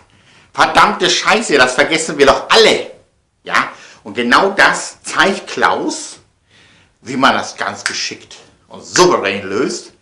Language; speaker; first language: German; native; German